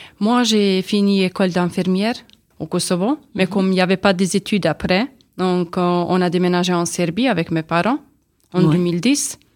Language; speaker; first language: French; non-native, learner; Serbian